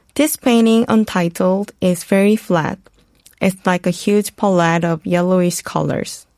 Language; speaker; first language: English; non-native, fluent; Korean